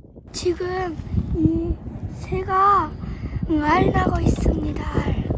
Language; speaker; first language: Korean; early bilingual, heritage; Japanese